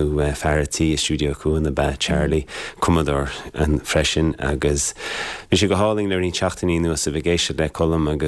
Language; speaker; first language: Irish; native; Irish